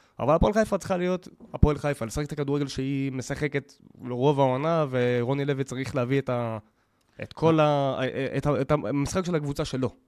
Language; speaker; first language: Hebrew; native; Hebrew